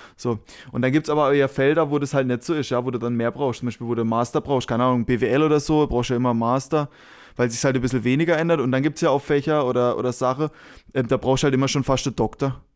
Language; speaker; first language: German; native; German